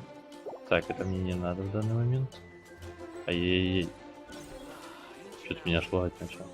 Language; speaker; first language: Russian; native; Russian